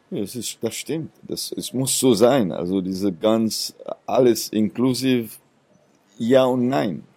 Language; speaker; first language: German; non-native, fluent; Seselwa Creole French